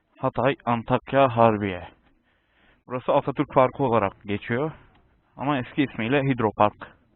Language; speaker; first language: Turkish; native; Turkish